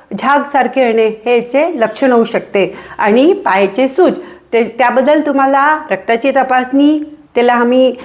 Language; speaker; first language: Marathi; non-native, local second language; Hindi